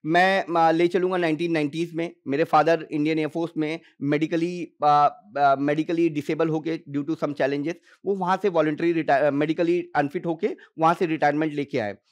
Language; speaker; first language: Hindi; native; Hindi